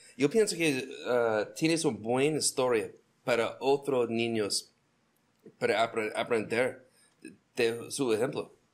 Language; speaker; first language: Spanish; non-native, learner; English